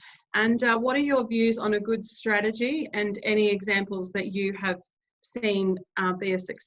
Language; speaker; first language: English; native; English